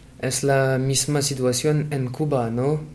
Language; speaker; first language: Spanish; non-native, learner; French